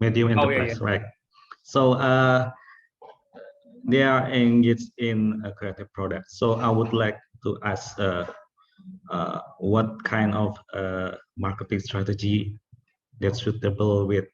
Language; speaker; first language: English; non-native, fluent; Indonesian